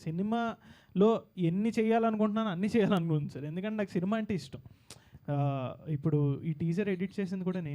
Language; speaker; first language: Telugu; native; Telugu